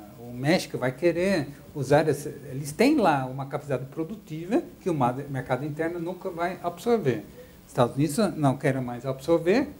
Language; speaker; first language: Portuguese; non-native, fluent; Dutch